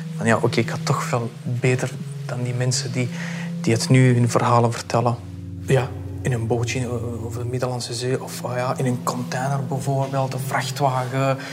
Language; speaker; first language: Dutch; early bilingual, other home language; Pashto